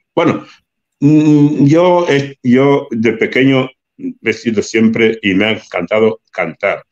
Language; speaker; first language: Spanish; non-native, local second language; Fang